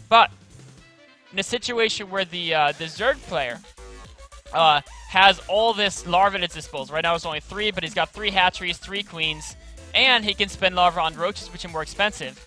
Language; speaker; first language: English; native; English